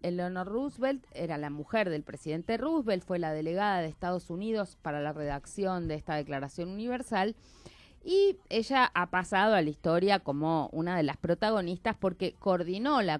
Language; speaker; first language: Spanish; native; Spanish